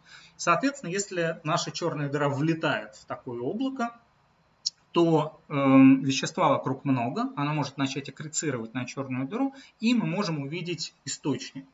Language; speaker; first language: Russian; native; Russian